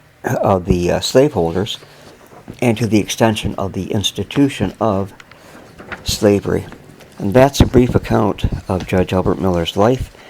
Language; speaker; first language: English; native; English